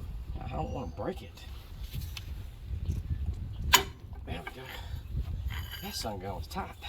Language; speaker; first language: English; native; English